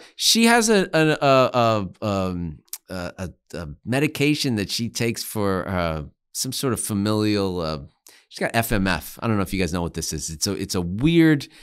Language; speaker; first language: English; native; English